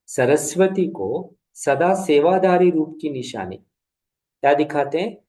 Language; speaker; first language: Hindi; non-native, local second language; Kannada